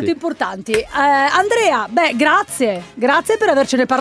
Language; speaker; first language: Italian; native; Italian